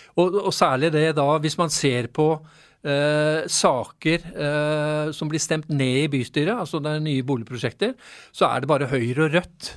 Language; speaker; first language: Norwegian; native; Norwegian